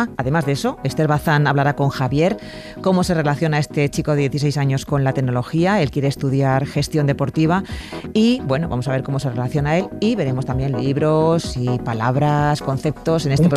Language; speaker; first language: Spanish; native; Spanish